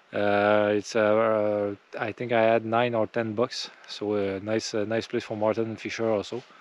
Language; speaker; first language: English; non-native, fluent; French